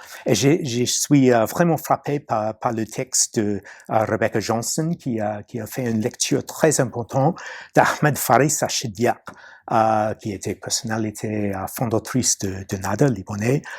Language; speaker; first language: French; non-native, fluent; English